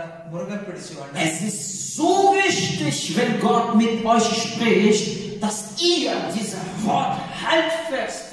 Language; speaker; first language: German; non-native, learner; Portuguese